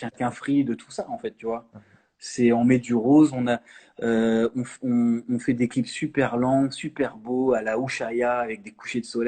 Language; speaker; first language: French; native; French